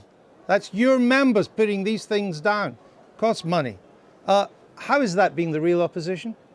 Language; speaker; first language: English; native; English